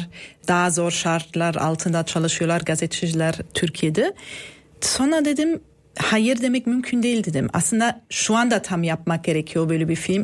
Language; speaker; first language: Turkish; non-native, fluent; German